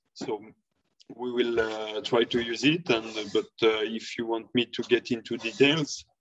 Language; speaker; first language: English; non-native, fluent; French